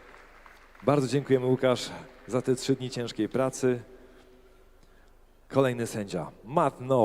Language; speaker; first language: Polish; native; Polish